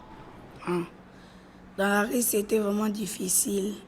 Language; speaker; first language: French; non-native, learner; Lingala